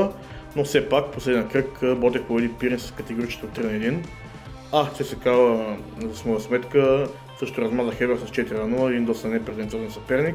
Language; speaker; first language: Bulgarian; native; Bulgarian